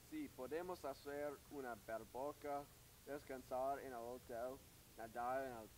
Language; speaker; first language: Spanish; non-native, learner; English